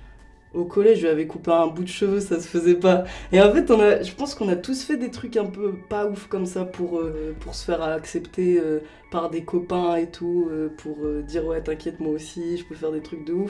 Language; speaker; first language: French; native; French